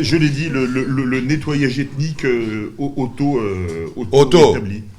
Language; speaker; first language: French; native; French